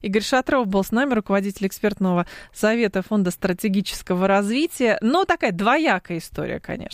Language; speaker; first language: Russian; native; Russian